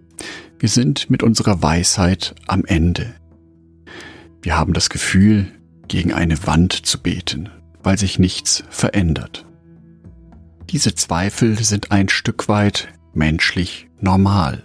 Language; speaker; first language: German; native; German